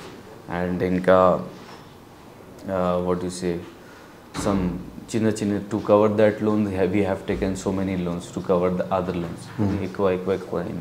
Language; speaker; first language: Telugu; non-native, learner; Hindi